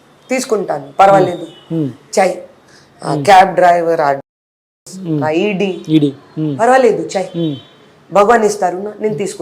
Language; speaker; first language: Telugu; non-native, learner; Hindi